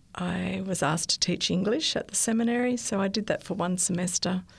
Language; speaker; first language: English; native; English